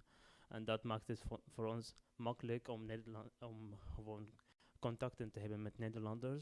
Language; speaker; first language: Dutch; non-native, learner; Arabic